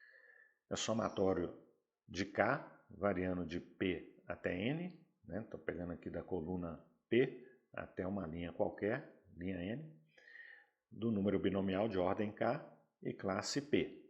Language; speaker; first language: Portuguese; native; Portuguese